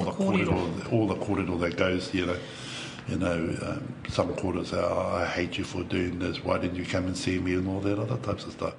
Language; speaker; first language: English; native; English